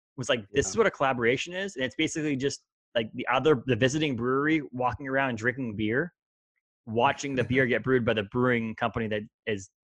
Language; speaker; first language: English; native; English